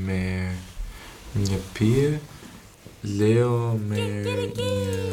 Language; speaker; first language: Albanian; early bilingual, heritage; Albanian